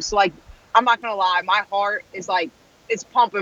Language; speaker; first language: English; native; English